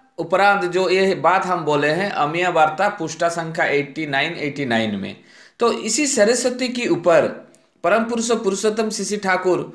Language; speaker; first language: Hindi; non-native, local second language; Odia